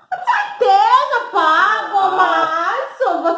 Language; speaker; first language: Portuguese; non-native, learner; Haitian Creole